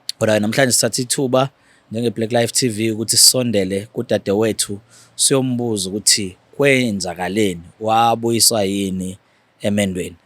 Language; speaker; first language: Zulu; native; Zulu